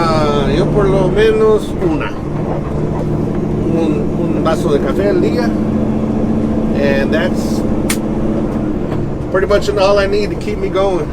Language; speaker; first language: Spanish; early bilingual, heritage; Spanish